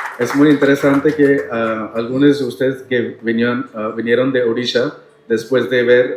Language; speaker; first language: Spanish; non-native, learner; Tamil